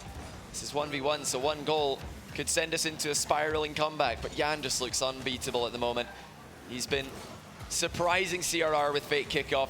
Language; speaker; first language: English; native; English